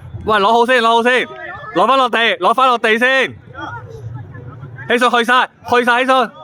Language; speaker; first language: Cantonese; native; Cantonese